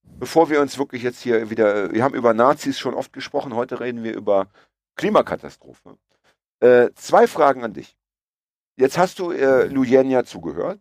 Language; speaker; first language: German; early bilingual, other home language; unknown